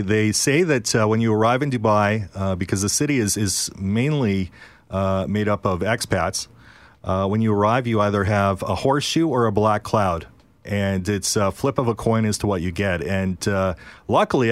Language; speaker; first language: English; native; English